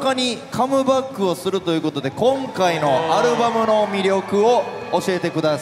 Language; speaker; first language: Japanese; native; Japanese